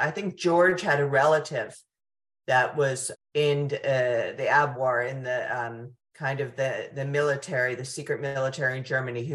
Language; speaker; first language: English; native; English